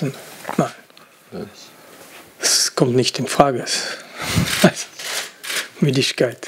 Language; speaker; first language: German; non-native, fluent; French